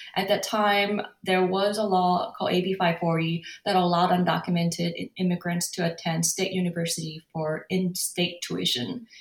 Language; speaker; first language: English; non-native, fluent; Korean